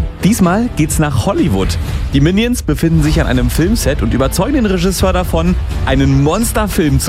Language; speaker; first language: German; native; German